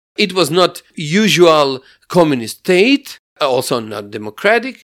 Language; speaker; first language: English; non-native, fluent; Croatian